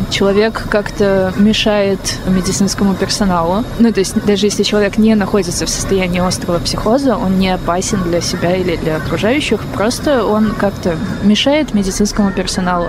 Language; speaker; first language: Russian; native; Russian